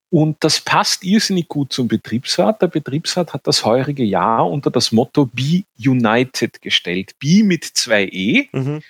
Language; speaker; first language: German; native; German